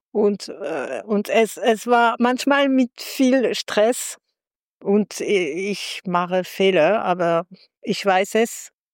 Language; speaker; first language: German; non-native, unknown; French